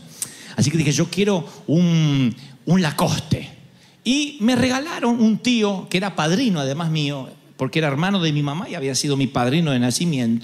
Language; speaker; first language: Spanish; native; Spanish